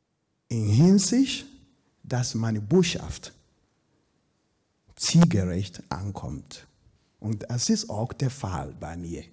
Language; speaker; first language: German; non-native, fluent; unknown